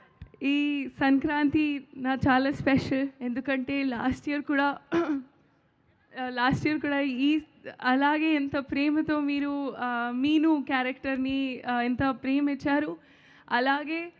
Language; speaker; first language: Telugu; non-native, learner; Hindi